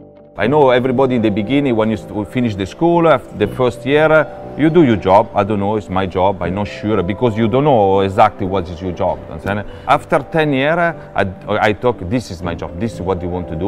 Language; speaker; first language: English; non-native, learner; Italian